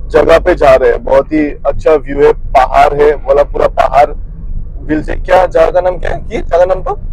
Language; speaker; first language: Hindi; non-native, local second language; Assamese